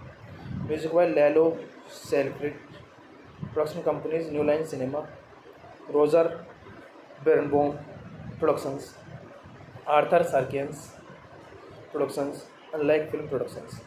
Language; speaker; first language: English; non-native, learner; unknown